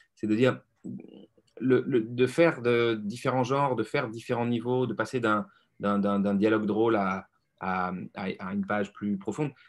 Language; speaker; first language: French; native; French